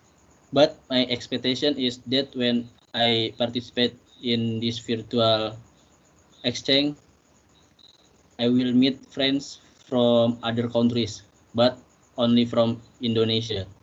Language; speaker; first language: English; non-native, learner; Indonesian